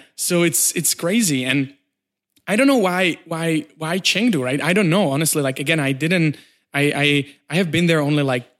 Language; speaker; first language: English; non-native, fluent; Czech